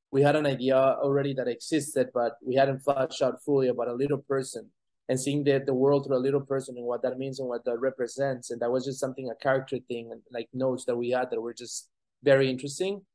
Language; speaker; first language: English; non-native, fluent; Spanish